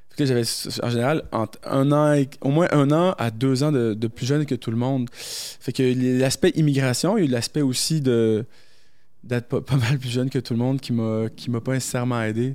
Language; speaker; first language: French; early bilingual, other home language; Arabic